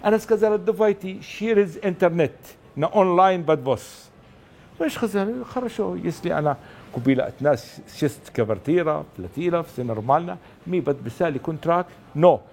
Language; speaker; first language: Russian; non-native, learner; Arabic